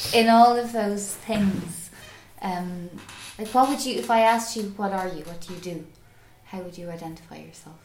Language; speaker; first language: English; native; English